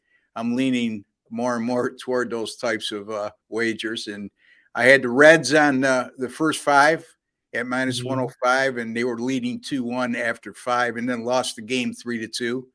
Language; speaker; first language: English; native; English